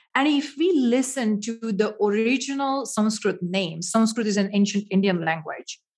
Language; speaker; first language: English; non-native, local second language; Marathi